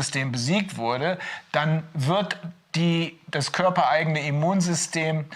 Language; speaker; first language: German; native; German